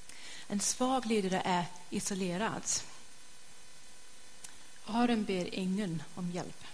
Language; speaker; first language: Swedish; non-native, fluent; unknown